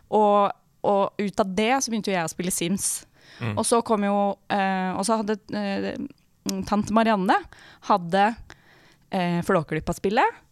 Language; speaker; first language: Norwegian; native; Norwegian